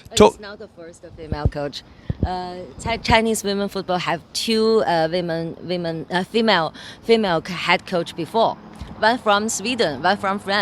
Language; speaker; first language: English; non-native, learner; Chinese